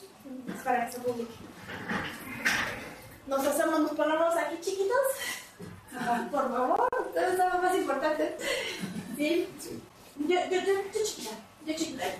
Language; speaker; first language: Spanish; native; Spanish